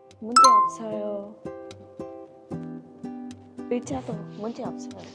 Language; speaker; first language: Korean; non-native, learner; Vietnamese